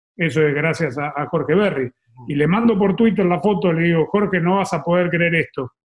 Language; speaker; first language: Spanish; native; Spanish